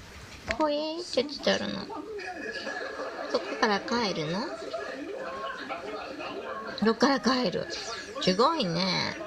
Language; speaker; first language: Japanese; native; Japanese